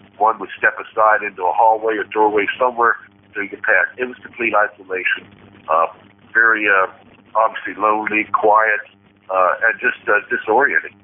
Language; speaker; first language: English; native; English